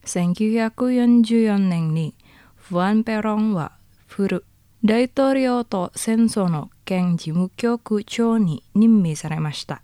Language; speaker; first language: Japanese; non-native, learner; Indonesian